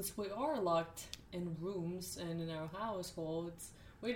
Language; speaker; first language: English; non-native, fluent; Russian